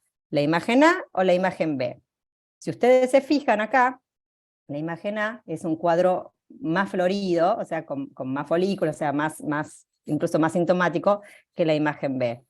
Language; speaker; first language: Spanish; native; Spanish